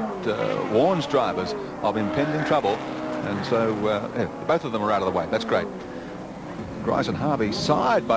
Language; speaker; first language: English; native; English